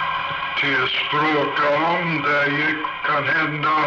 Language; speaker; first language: Swedish; early bilingual, heritage; Swedish